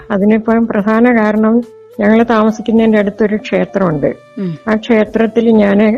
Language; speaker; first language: Malayalam; native; Malayalam